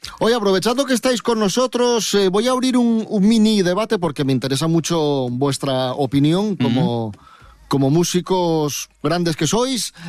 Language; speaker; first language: Spanish; native; Spanish